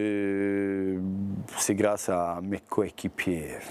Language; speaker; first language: French; non-native, fluent; Bosnian